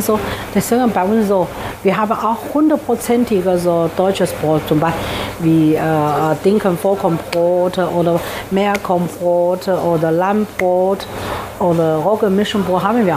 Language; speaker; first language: German; non-native, fluent; Chinese